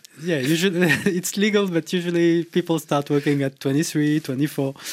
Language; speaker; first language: English; non-native, fluent; French